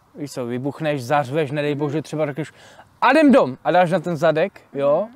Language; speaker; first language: Czech; native; Czech